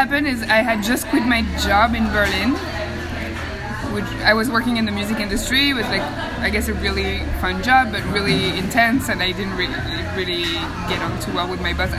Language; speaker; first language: English; non-native, fluent; French